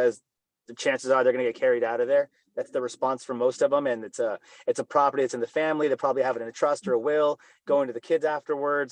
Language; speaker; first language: English; native; English